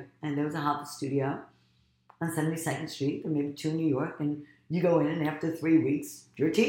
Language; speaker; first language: English; native; English